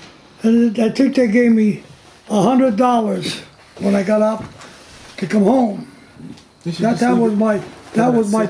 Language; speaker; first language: English; native; English